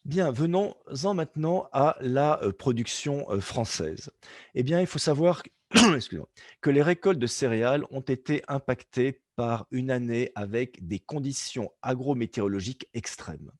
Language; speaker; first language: French; native; French